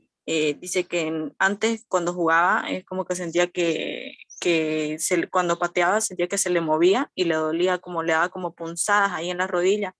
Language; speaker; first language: Spanish; native; Spanish